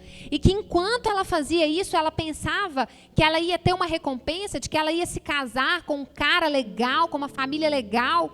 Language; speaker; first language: Portuguese; native; Portuguese